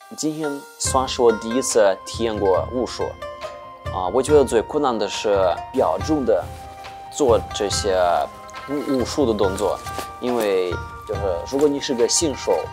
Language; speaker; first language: Chinese; non-native, fluent; Russian